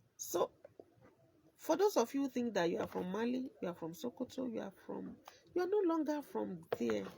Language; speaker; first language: English; non-native, local second language; Yoruba